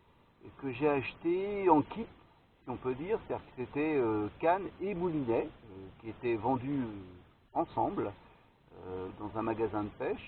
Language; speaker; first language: French; native; French